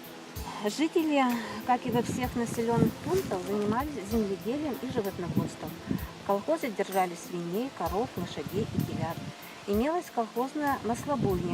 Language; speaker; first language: Russian; native; Russian